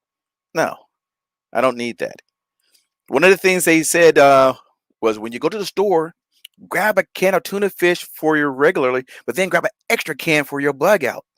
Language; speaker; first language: English; native; English